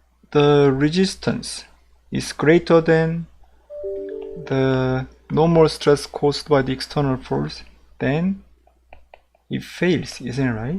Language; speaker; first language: English; non-native, fluent; Korean